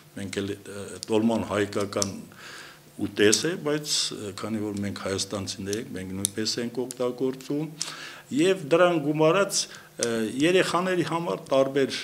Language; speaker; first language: Armenian; non-native, local second language; Kurdish